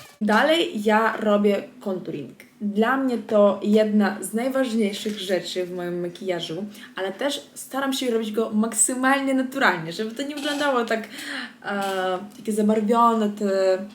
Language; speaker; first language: Polish; non-native, fluent; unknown